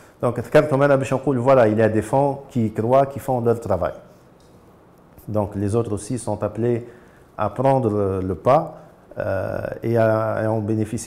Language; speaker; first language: French; non-native, local second language; Arabic